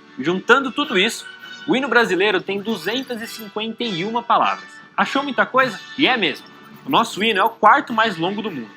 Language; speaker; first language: Portuguese; native; Portuguese